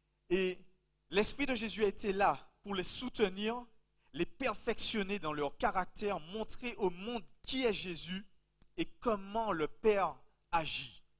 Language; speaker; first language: French; native; French